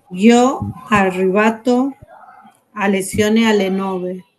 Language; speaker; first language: Italian; non-native, learner; Spanish